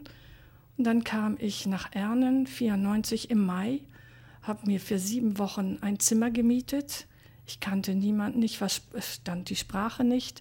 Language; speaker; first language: German; native; German